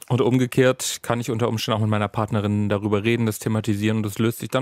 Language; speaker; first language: German; native; German